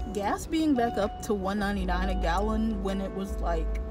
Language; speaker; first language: English; native; English